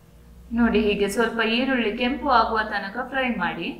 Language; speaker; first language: Kannada; native; Kannada